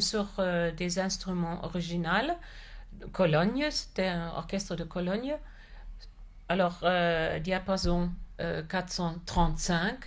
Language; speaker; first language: French; non-native, fluent; German